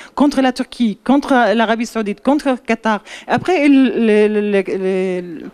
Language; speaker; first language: French; non-native, learner; Arabic